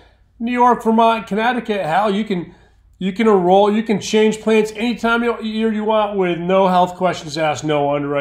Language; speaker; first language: English; native; English